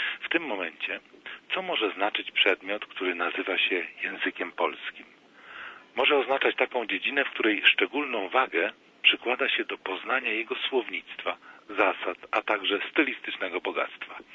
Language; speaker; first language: Polish; native; Polish